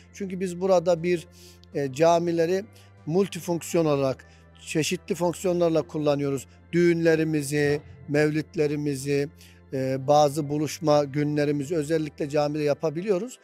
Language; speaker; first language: Turkish; native; Turkish